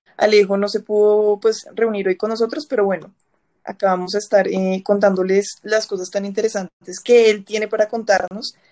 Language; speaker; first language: Spanish; native; Spanish